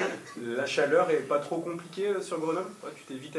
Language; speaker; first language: French; native; French